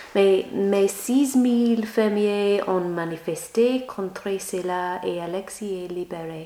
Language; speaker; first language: French; non-native, learner; English